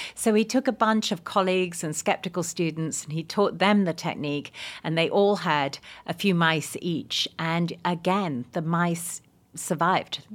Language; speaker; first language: English; native; English